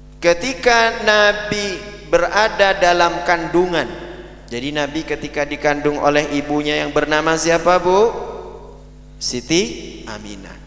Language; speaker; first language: Indonesian; non-native, local second language; Madurese